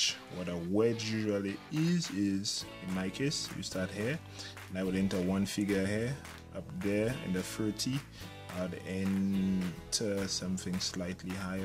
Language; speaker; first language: English; native; English